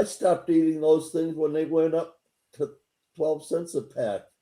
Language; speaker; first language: English; native; English